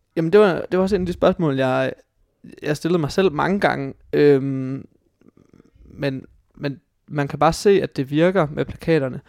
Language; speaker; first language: Danish; native; Danish